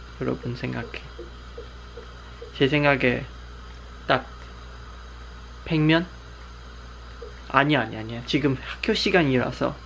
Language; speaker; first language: Korean; non-native, learner; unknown